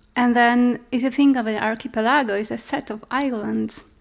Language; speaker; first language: English; non-native, fluent; Polish